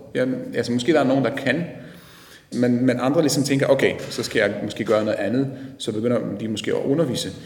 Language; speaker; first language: Danish; non-native, fluent; Polish